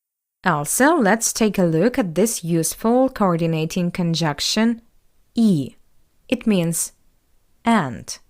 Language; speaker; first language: English; non-native, fluent; Russian